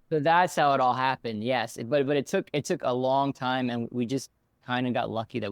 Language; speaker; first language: English; native; English